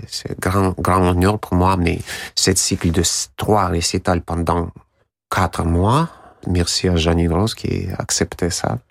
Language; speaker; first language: French; non-native, learner; Russian